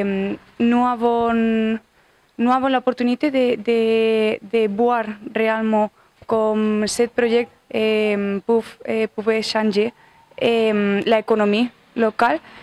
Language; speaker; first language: French; non-native, learner; Spanish